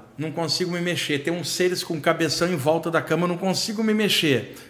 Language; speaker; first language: Portuguese; native; Portuguese